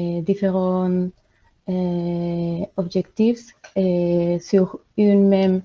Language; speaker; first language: French; non-native, learner; Spanish